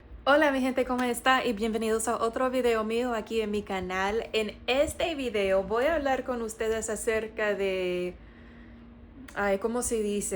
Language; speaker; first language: Spanish; non-native, learner; English